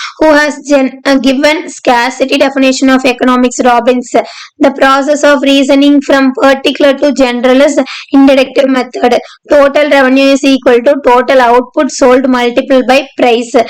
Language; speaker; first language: English; non-native, local second language; Tamil